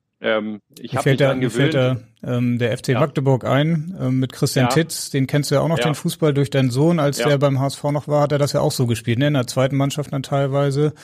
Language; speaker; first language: German; native; German